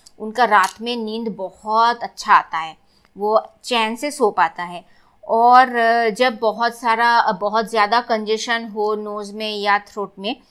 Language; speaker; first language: Hindi; non-native, local second language; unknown